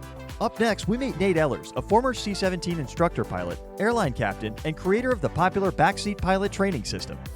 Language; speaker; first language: English; native; English